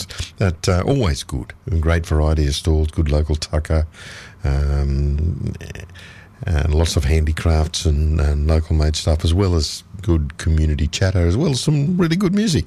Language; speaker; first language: English; native; English